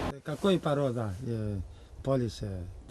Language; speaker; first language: Russian; non-native, learner; Korean